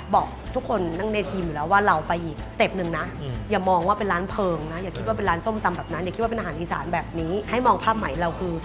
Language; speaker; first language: Thai; non-native, local second language; Lao